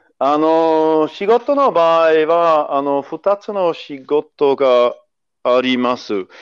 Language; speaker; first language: Japanese; non-native, learner; German